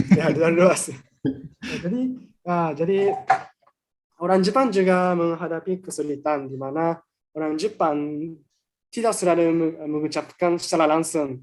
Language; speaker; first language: Indonesian; non-native, fluent; Japanese